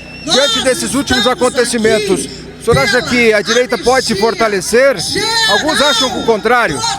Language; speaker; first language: Portuguese; native; Portuguese